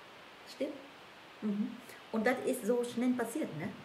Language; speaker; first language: German; non-native, learner; Vietnamese